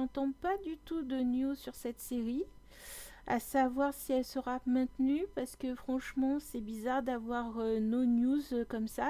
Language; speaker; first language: French; native; French